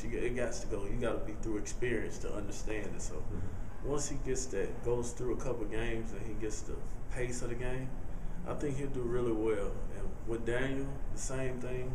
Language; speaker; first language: English; native; English